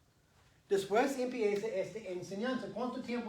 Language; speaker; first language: Spanish; non-native, fluent; English